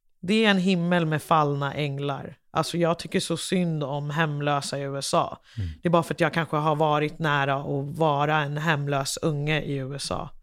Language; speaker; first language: Swedish; early bilingual, other home language; English